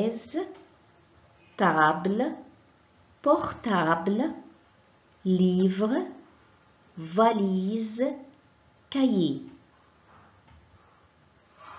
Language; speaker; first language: French; non-native, fluent; Arabic